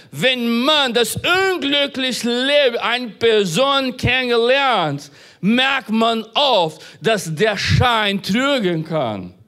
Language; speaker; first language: German; non-native, fluent; Portuguese